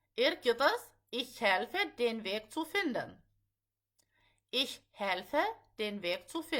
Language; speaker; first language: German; non-native, fluent; Lithuanian